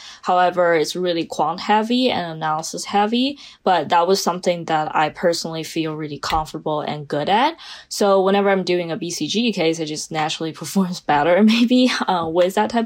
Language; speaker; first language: English; non-native, fluent; Chinese